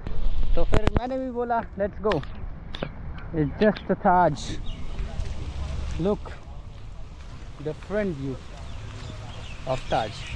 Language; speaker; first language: English; non-native, learner; Hindi